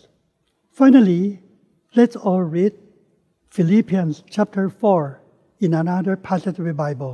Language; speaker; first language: English; non-native, local second language; Min Nan Chinese